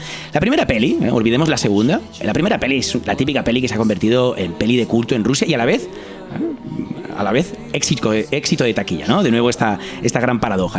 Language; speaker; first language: Spanish; non-native, local second language; Catalan